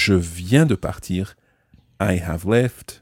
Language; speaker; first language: French; non-native, fluent; English